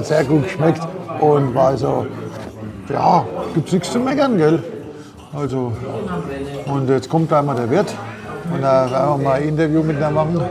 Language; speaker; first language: German; native; German